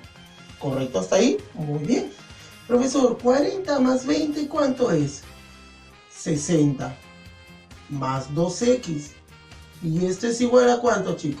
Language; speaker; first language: Spanish; native; Spanish